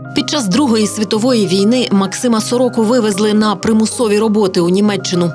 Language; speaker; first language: Ukrainian; native; Ukrainian